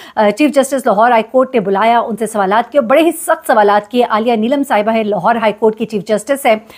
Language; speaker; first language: Urdu; native; Urdu